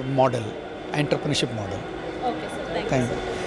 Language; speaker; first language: Kannada; non-native, fluent; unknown